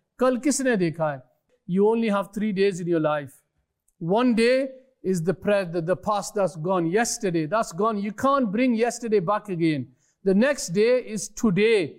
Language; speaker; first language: English; early bilingual, other home language; Urdu